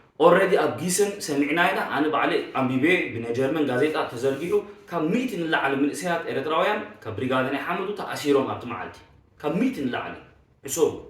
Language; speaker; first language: Tigrinya; early bilingual, heritage; Tigrinya